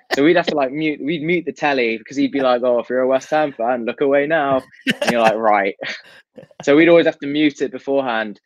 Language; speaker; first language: English; native; English